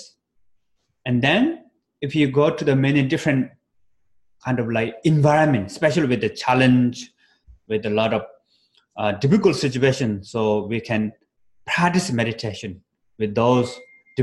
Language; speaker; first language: English; non-native, fluent; Tibetan